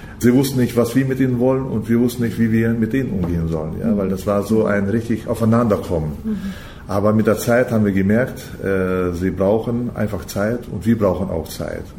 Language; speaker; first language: German; early bilingual, heritage; German